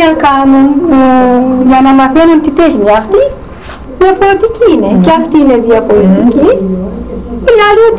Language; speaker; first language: Greek; non-native, local second language; Turkish